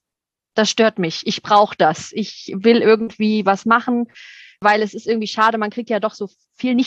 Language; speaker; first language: German; native; German